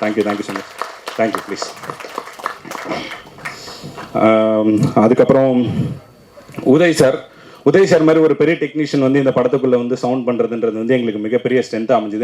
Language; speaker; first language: Tamil; native; Tamil